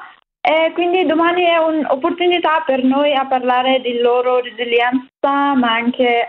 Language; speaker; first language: Italian; non-native, learner; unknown